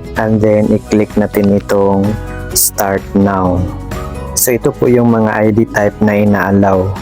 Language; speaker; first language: Filipino; native; Filipino